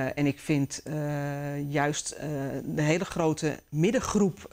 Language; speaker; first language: Dutch; native; Dutch